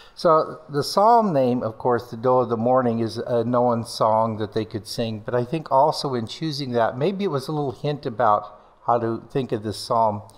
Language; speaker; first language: English; native; English